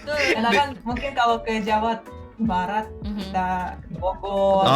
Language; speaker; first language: Indonesian; non-native, fluent; Russian